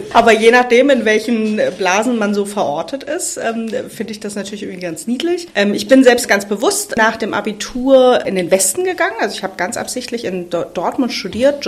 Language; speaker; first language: German; native; German